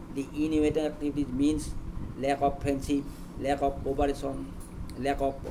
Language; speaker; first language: English; non-native, local second language; Assamese